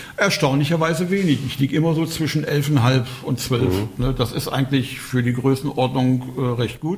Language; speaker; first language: German; native; German